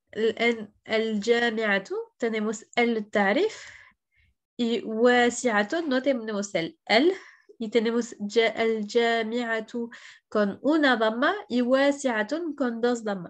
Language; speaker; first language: Spanish; non-native, fluent; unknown